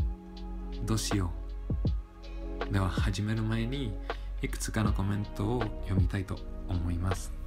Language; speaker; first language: Japanese; non-native, learner; Spanish